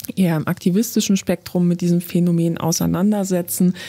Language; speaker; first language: German; non-native, fluent; Polish